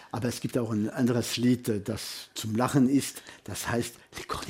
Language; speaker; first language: German; non-native, fluent; French